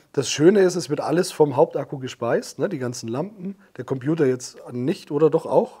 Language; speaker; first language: German; native; German